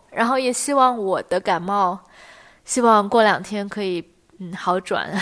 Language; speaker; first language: Chinese; native; Chinese